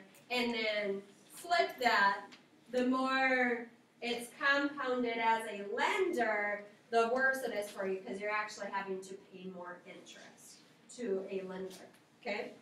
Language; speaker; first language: English; native; English